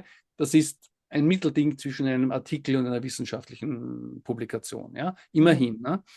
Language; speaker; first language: German; native; German